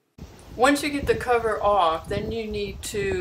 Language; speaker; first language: English; native; English